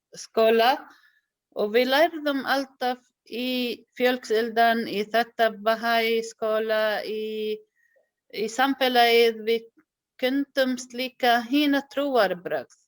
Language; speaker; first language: Icelandic; non-native, learner; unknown